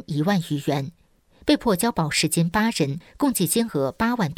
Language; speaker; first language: Chinese; native; Chinese